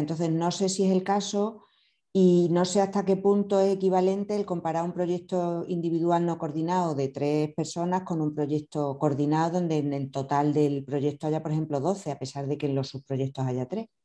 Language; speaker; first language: Spanish; native; Spanish